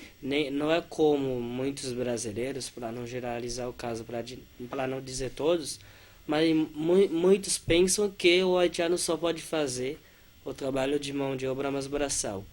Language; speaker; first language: Portuguese; non-native, fluent; Haitian Creole